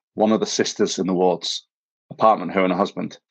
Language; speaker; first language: English; native; English